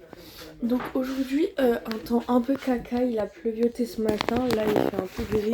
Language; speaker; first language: French; native; French